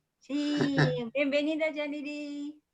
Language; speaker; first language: Spanish; non-native, learner; Japanese